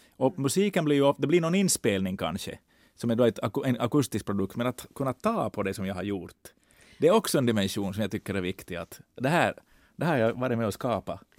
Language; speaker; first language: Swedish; native; Swedish